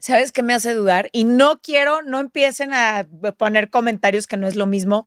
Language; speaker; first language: Spanish; native; Spanish